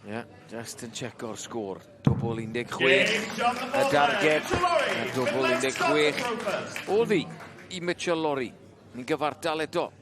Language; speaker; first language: Welsh; native; Welsh